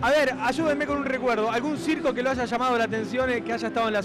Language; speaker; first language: Spanish; native; Spanish